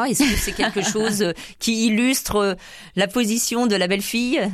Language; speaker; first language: French; native; French